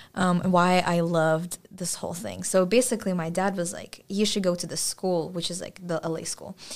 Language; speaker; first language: English; non-native, fluent; Russian